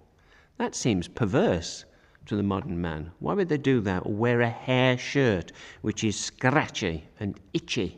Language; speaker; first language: English; native; English